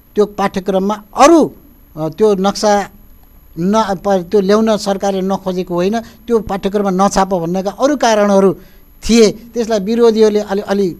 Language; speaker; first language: Nepali; native; Nepali